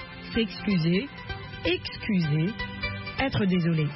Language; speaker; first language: French; non-native, fluent; English